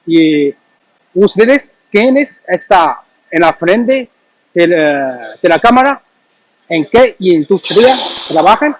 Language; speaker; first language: Spanish; non-native, learner; Chinese